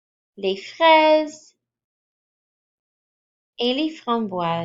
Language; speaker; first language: French; non-native, fluent; English